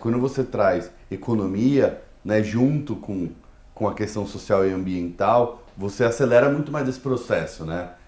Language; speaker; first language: Portuguese; native; Portuguese